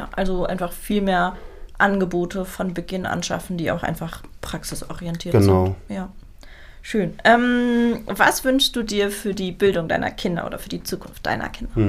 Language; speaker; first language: German; native; German